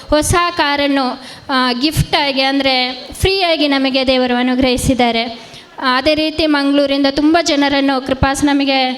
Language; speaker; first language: Kannada; non-native, local second language; Konkani